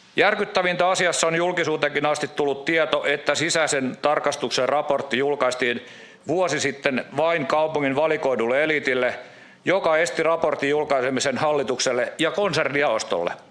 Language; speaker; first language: Finnish; native; Finnish